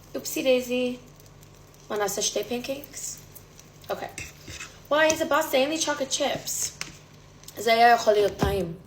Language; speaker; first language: Hebrew; early bilingual, other home language; English